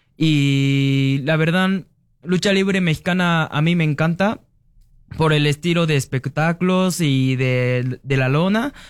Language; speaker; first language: Spanish; non-native, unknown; Japanese